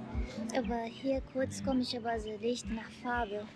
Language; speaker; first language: German; non-native, learner; Japanese